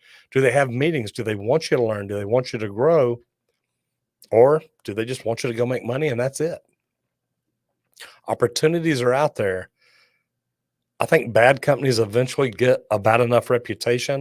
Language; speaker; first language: English; native; English